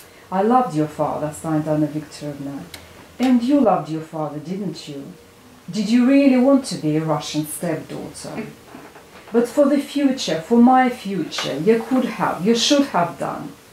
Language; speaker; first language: English; non-native, fluent; Russian